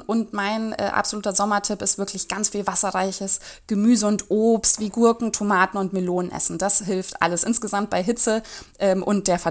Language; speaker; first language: German; native; German